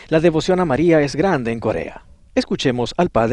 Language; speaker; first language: Spanish; native; Spanish